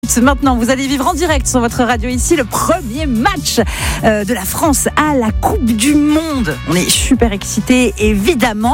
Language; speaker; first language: French; native; French